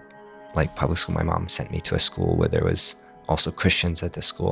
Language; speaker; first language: English; non-native, fluent; Arabic